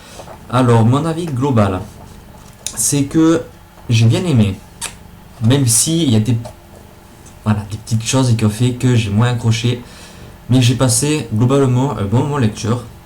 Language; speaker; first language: French; native; French